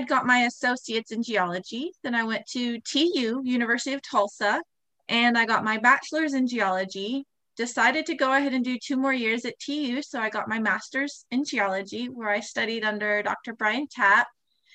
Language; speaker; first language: English; native; English